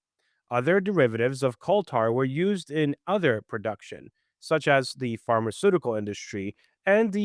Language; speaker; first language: English; native; English